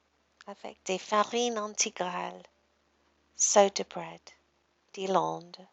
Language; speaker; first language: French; non-native, learner; English